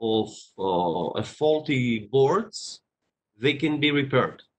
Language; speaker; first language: English; non-native, fluent; Greek